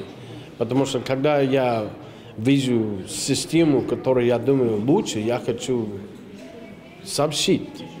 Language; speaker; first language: Russian; non-native, fluent; English